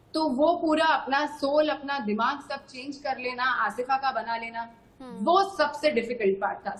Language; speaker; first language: Hindi; native; Hindi